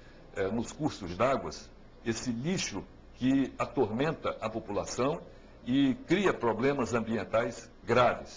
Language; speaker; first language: Portuguese; native; Portuguese